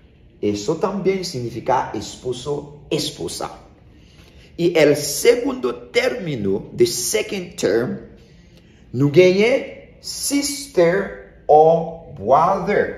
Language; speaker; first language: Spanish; non-native, fluent; Haitian Creole